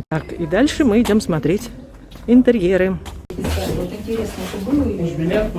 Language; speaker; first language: Russian; native; Russian